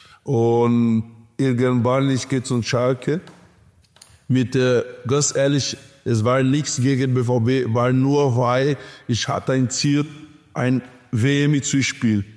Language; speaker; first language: German; non-native, learner; Portuguese